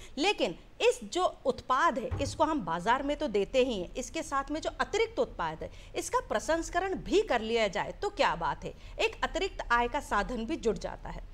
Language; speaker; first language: Hindi; native; Hindi